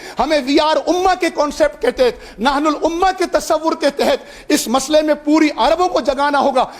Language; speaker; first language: Urdu; non-native, local second language; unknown